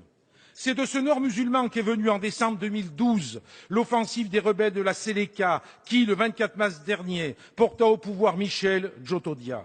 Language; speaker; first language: French; native; French